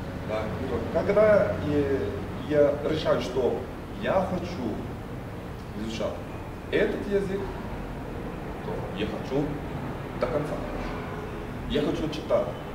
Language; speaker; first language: Russian; non-native, fluent; Portuguese